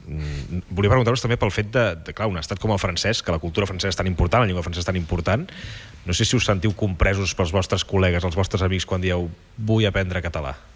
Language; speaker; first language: Catalan; native; Catalan